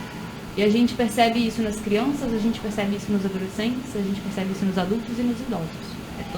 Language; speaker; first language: Portuguese; native; Portuguese